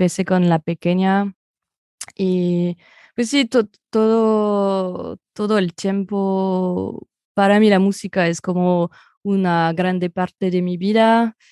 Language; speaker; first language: Spanish; non-native, fluent; French